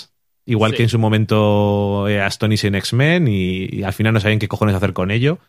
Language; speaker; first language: Spanish; native; Spanish